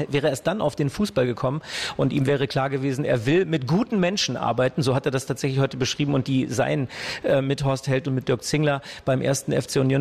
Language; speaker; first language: German; native; German